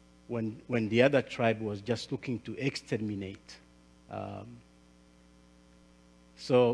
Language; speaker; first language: English; non-native, local second language; Kinyarwanda